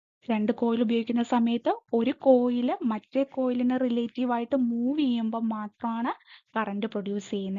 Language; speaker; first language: Malayalam; native; Malayalam